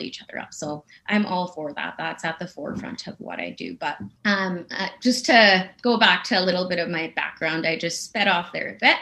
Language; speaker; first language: English; native; English